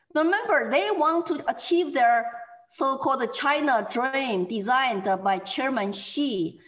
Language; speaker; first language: English; non-native, fluent; Chinese